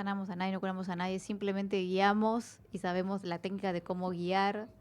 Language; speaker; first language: Spanish; native; Spanish